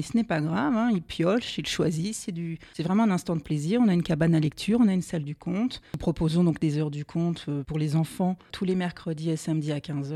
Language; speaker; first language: French; native; French